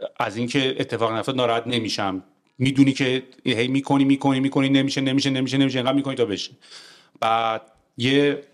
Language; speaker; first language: Persian; native; Persian